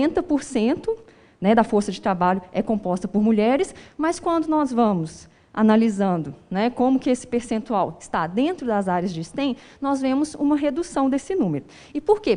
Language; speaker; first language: Portuguese; native; Portuguese